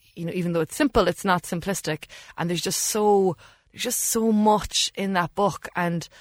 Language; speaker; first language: English; native; English